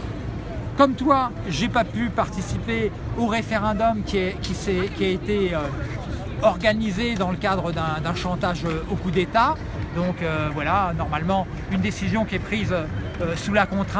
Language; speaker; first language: French; native; French